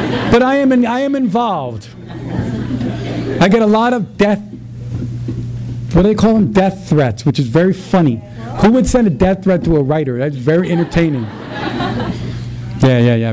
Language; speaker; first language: English; early bilingual, other home language; Spanish